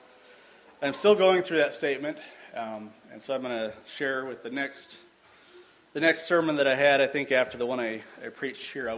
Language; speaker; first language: English; native; English